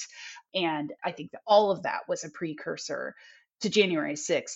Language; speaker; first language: English; native; English